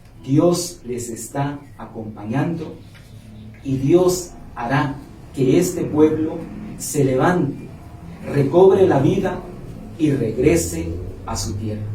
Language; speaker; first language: Spanish; native; Spanish